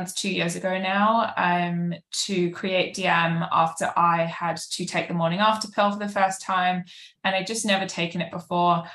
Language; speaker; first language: English; native; English